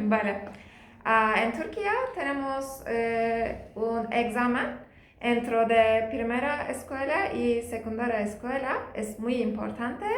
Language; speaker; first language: Spanish; non-native, learner; Turkish